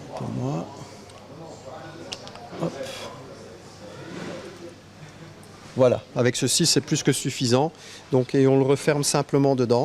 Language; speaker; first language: French; native; French